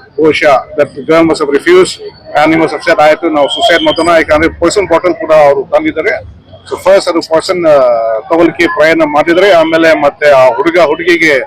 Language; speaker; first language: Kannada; non-native, fluent; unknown